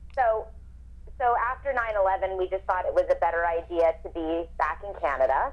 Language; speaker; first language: English; native; English